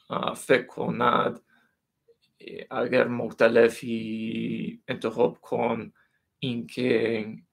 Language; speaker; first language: Persian; non-native, learner; English